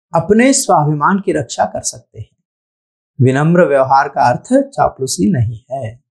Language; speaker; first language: Hindi; non-native, local second language; Telugu